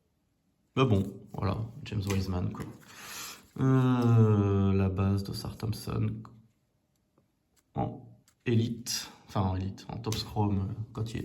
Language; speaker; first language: French; native; French